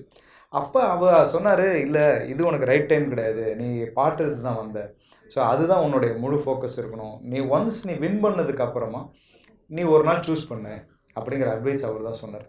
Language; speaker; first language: Tamil; native; Tamil